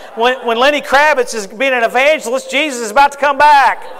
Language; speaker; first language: English; native; English